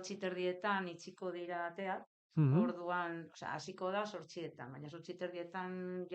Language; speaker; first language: Basque; non-native, local second language; Spanish